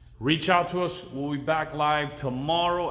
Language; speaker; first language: English; early bilingual, other home language; Spanish